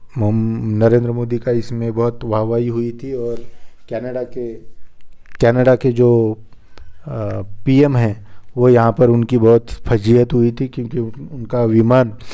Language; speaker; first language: Hindi; non-native, local second language; Marathi